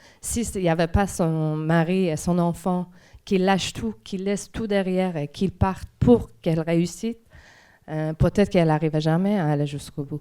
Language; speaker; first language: French; non-native, fluent; Persian